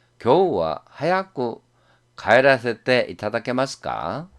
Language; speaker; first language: Japanese; non-native, fluent; Korean